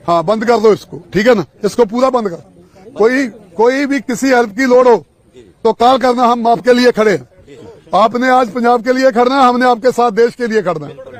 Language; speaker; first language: Hindi; non-native, local second language; Punjabi